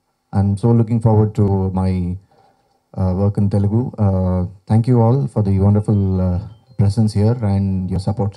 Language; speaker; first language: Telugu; non-native, fluent; Tamil